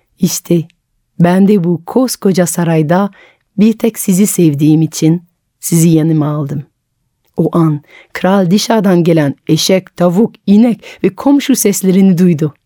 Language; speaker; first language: Turkish; non-native, fluent; French